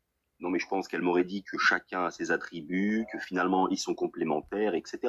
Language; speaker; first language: French; native; French